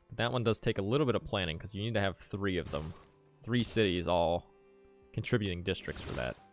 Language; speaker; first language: English; native; English